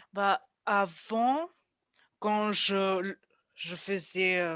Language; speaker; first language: French; non-native, fluent; Russian